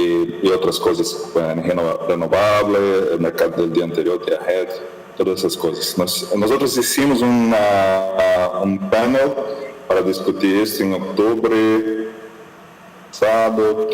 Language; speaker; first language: Spanish; non-native, fluent; Portuguese